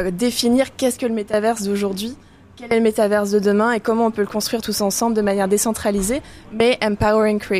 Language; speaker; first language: French; native; French